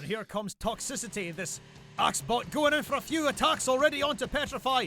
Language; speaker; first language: English; native; English